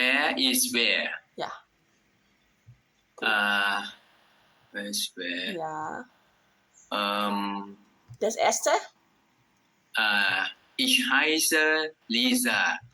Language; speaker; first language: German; non-native, learner; Thai